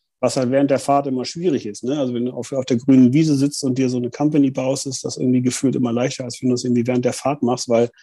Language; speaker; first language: German; native; German